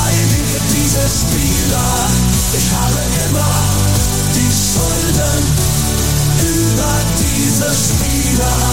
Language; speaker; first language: German; non-native, learner; Italian